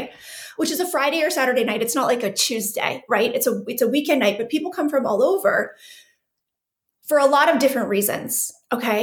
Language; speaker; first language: English; native; English